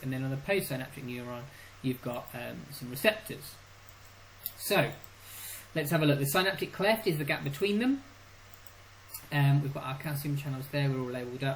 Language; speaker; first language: English; native; English